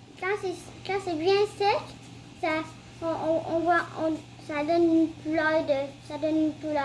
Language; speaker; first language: French; native; French